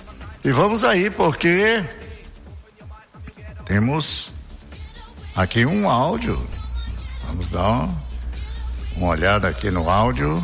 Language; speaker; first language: Portuguese; native; Portuguese